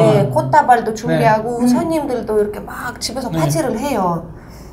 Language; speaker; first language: Korean; non-native, local second language; Uzbek